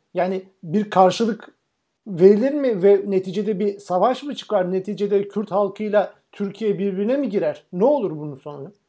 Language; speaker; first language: Turkish; native; Turkish